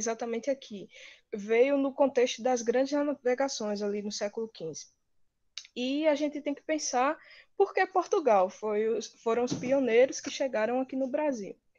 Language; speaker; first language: Portuguese; native; Portuguese